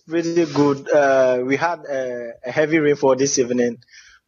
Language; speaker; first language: English; non-native, local second language; Ewe